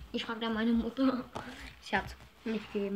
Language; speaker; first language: German; native; German